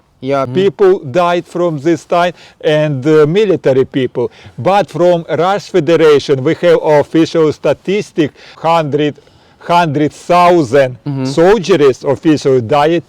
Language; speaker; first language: English; non-native, learner; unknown